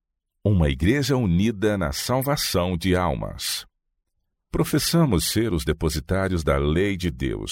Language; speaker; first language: Portuguese; native; Portuguese